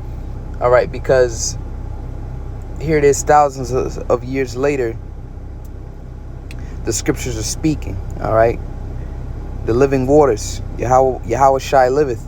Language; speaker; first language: English; native; English